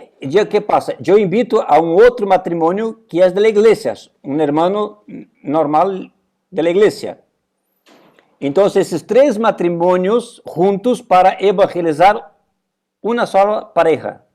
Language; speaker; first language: Spanish; non-native, fluent; Portuguese